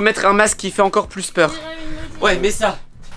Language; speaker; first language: French; native; French